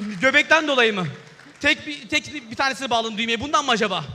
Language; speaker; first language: Turkish; native; Turkish